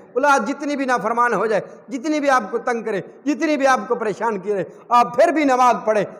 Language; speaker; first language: Urdu; non-native, local second language; Punjabi